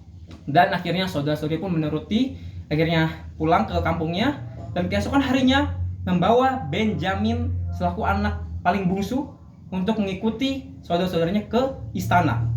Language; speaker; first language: Indonesian; native; Indonesian